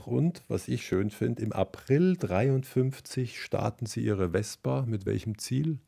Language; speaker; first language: German; native; German